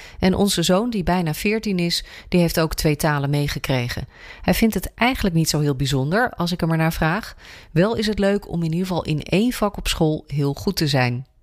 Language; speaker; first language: Dutch; native; Dutch